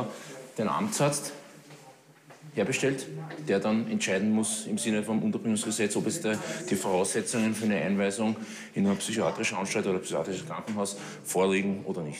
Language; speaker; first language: German; native; German